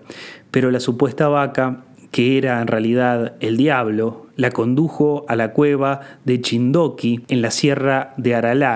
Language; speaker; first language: Spanish; native; Spanish